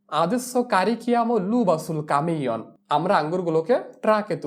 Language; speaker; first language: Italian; non-native, fluent; Bangla